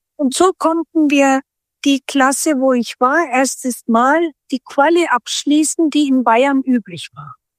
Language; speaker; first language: German; early bilingual, other home language; Turkish